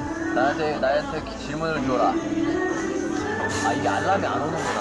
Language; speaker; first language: Korean; native; Korean